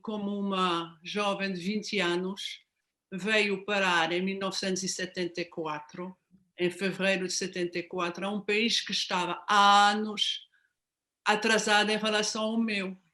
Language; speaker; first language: Portuguese; non-native, fluent; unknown